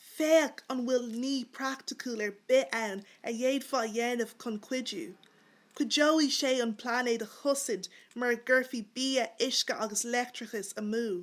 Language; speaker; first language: Irish; native; Irish